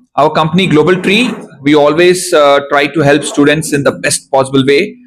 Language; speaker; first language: English; non-native, local second language; Telugu